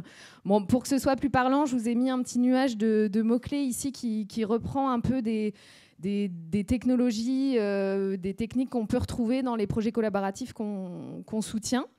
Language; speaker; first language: French; native; French